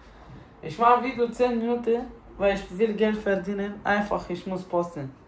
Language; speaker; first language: German; non-native, learner; Bulgarian